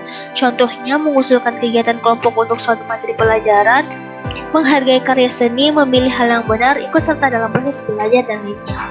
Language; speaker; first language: Indonesian; native; Indonesian